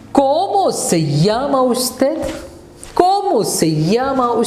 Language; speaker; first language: Spanish; non-native, fluent; Malayalam